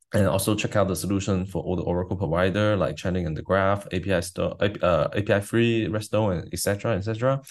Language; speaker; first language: English; non-native, fluent; Chinese